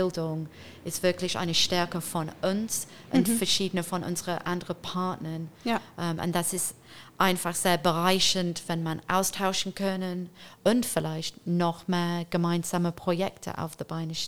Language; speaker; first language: German; non-native, fluent; English